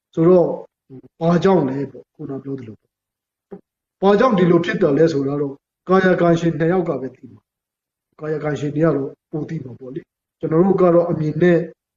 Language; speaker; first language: Burmese; non-native, local second language; Hakha Chin